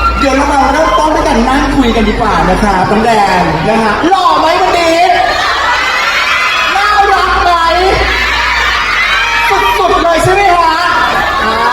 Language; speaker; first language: Thai; native; Thai